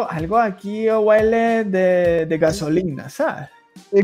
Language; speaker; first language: Spanish; non-native, learner; Ukrainian